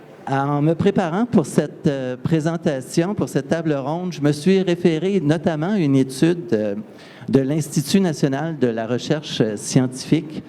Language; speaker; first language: French; native; French